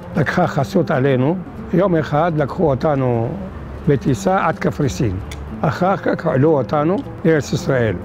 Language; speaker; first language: Hebrew; non-native, fluent; Arabic